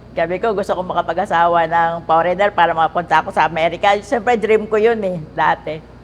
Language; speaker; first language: Filipino; native; Filipino